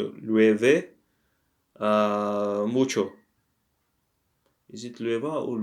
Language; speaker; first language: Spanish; non-native, learner; English